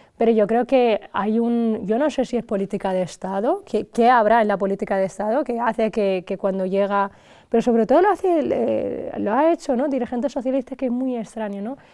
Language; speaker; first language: Spanish; early bilingual, other home language; Arabic